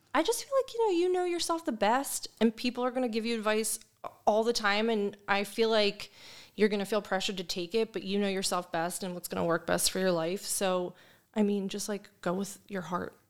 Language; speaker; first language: English; native; English